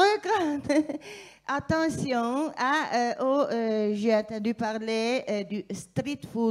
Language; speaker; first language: French; non-native, fluent; Italian